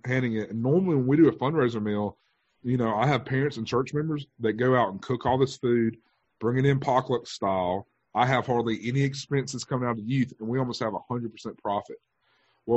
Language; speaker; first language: English; native; English